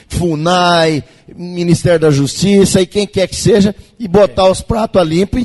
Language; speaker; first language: Portuguese; native; Portuguese